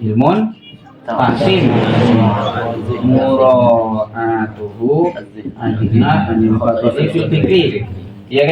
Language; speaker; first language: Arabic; non-native, fluent; Indonesian